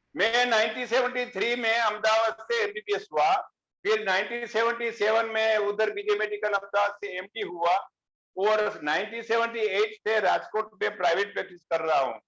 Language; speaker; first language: Hindi; non-native, local second language; Gujarati